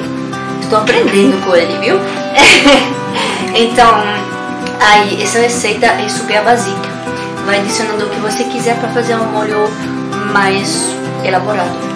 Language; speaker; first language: Portuguese; non-native, learner; French